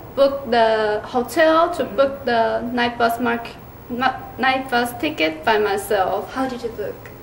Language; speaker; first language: English; non-native, learner; Chinese